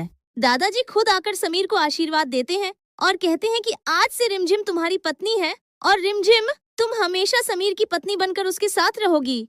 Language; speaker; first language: Hindi; native; Hindi